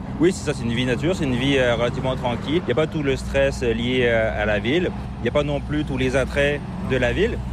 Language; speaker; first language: French; native; French